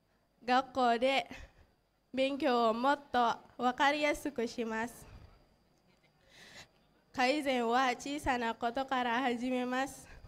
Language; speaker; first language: Japanese; non-native, learner; Indonesian